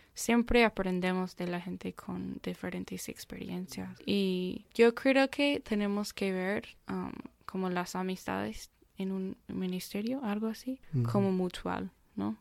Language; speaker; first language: Spanish; non-native, fluent; English